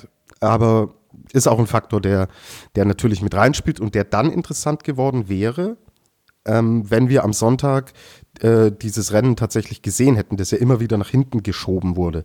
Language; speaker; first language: German; native; German